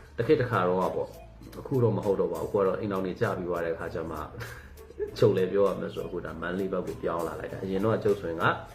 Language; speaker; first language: Burmese; non-native, local second language; Mizo